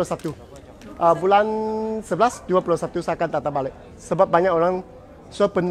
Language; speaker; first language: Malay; non-native, local second language; Chinese